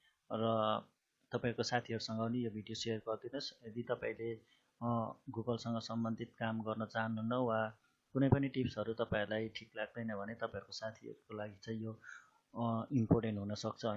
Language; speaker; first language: Nepali; native; Nepali